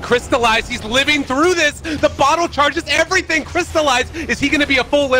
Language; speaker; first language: English; native; English